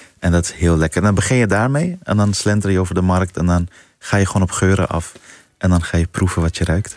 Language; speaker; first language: Dutch; early bilingual, other home language; Persian